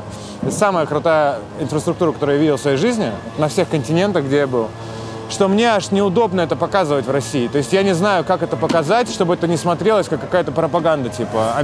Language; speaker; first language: Russian; native; Russian